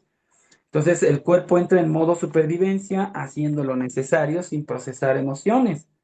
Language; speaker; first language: Spanish; native; Spanish